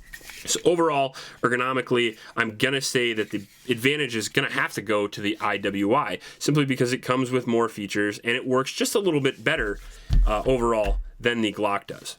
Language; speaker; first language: English; native; English